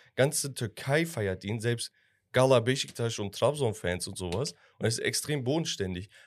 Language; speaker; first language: German; early bilingual, other home language; Turkish